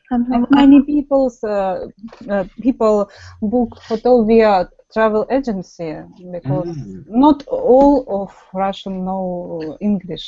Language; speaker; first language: English; non-native, learner; Russian